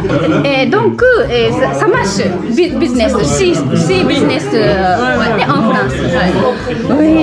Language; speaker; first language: French; non-native, learner; Japanese